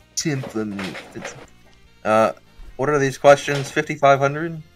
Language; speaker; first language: English; native; English